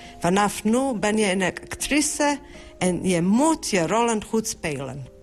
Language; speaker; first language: Dutch; non-native, fluent; Bosnian